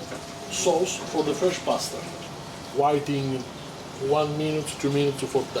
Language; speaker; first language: English; non-native, learner; Italian